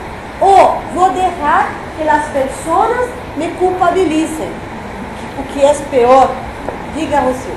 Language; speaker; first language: Spanish; non-native, fluent; Portuguese